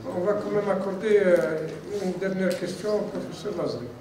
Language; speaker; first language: French; non-native, local second language; Arabic